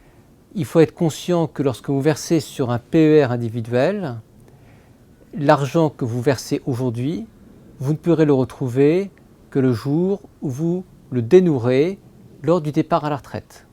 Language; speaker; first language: French; native; French